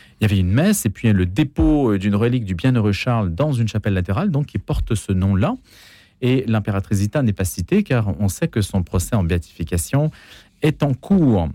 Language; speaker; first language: French; native; French